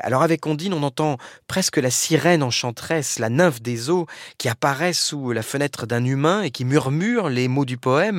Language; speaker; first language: French; native; French